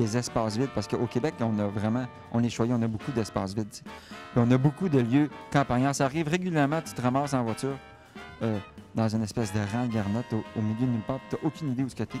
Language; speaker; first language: French; native; French